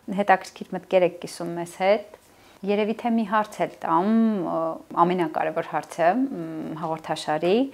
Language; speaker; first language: Armenian; native; Armenian